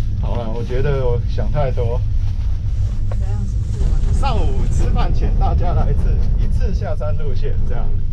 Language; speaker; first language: Chinese; native; Chinese